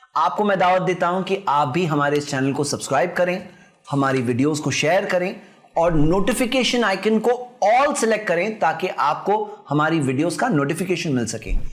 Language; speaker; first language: Urdu; native; Urdu